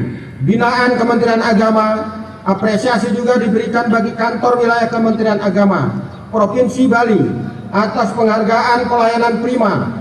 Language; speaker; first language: Indonesian; native; Indonesian